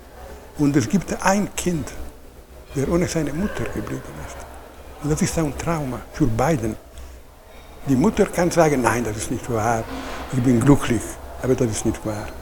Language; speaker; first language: German; non-native, fluent; Italian